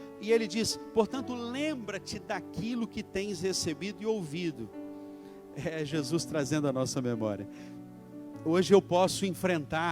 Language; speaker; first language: Portuguese; native; Portuguese